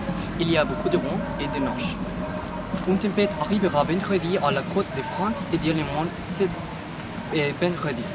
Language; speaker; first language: French; non-native, learner; Spanish